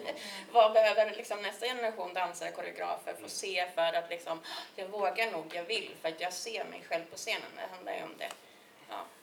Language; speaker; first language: Swedish; native; Swedish